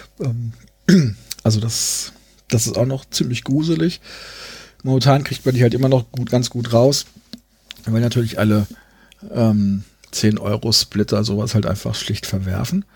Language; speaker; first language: German; native; German